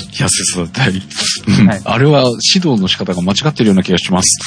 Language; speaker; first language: Japanese; native; Japanese